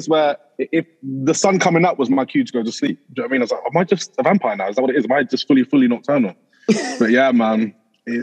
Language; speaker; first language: English; native; English